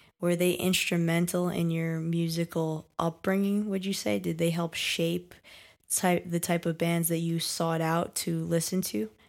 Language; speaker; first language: English; native; English